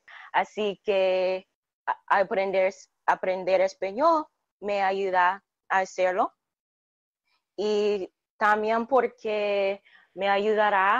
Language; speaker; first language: Spanish; non-native, learner; English